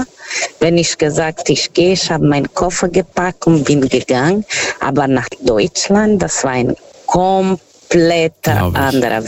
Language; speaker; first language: German; non-native, fluent; Portuguese